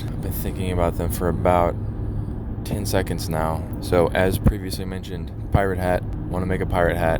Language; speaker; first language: English; native; English